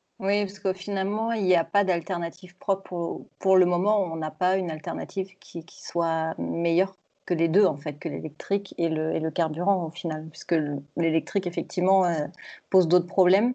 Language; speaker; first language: French; native; French